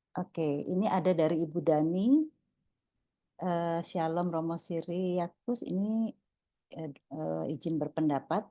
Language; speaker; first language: Indonesian; native; Indonesian